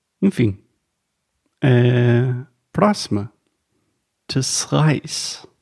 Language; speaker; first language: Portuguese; non-native, fluent; English